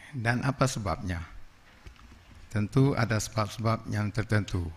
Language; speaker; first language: Indonesian; non-native, local second language; Achinese